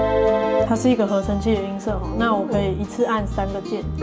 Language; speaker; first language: Chinese; native; Chinese